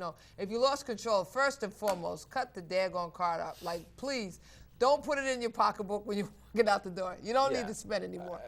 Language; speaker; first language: English; native; English